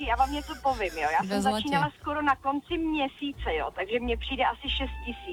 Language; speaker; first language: Czech; native; Czech